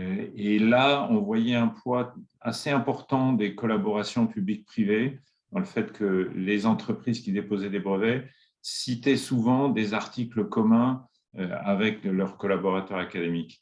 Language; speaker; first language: French; native; French